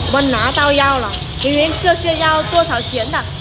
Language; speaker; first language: Chinese; non-native, fluent; Vietnamese